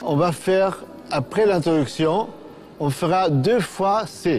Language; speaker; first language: French; non-native, fluent; Spanish